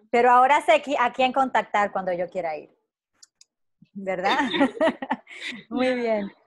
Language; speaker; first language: Spanish; early bilingual, heritage; Spanish